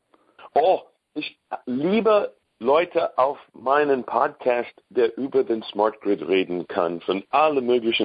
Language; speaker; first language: German; non-native, learner; English